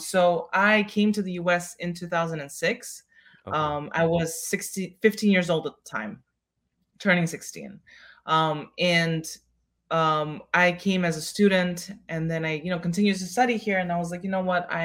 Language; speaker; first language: English; non-native, fluent; Russian